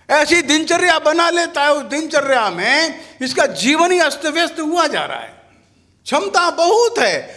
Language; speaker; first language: Hindi; native; Hindi